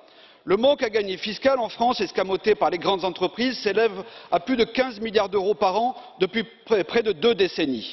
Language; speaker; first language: French; native; French